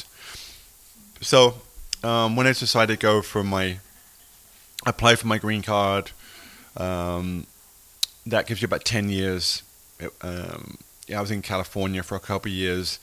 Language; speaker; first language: English; native; English